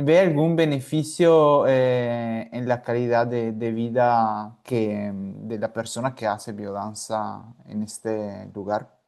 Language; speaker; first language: Spanish; non-native, fluent; Italian